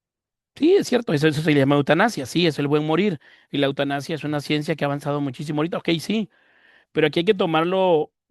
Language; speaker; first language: Spanish; native; Spanish